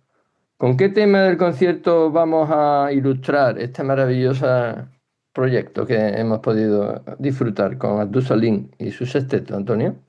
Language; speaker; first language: Spanish; native; Spanish